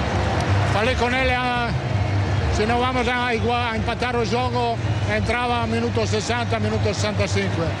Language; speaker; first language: Portuguese; non-native, fluent; Italian